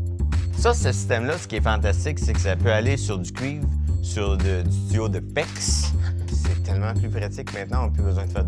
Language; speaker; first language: French; native; French